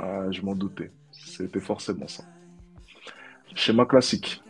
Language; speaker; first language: French; native; French